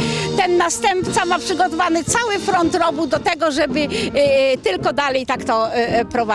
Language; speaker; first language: Polish; native; Polish